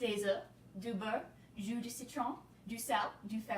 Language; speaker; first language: French; non-native, learner; English